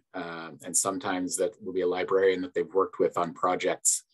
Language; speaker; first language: English; native; English